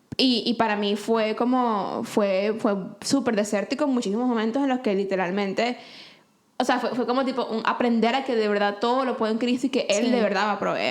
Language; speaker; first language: Spanish; native; Spanish